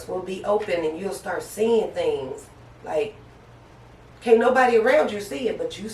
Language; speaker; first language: English; native; English